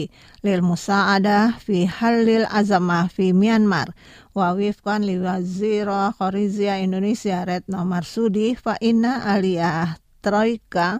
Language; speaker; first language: Arabic; non-native, fluent; Indonesian